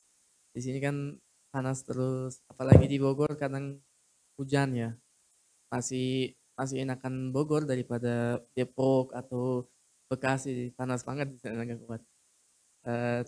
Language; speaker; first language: Indonesian; non-native, fluent; Uzbek